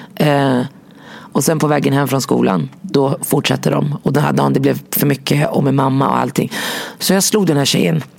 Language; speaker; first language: Swedish; early bilingual, other home language; Arabic